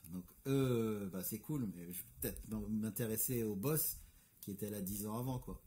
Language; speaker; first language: French; non-native, local second language; Arabic